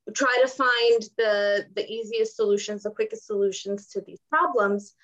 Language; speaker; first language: English; non-native, fluent; Ukrainian